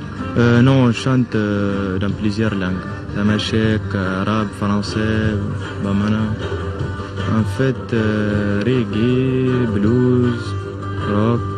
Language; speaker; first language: French; non-native, local second language; Tamasheq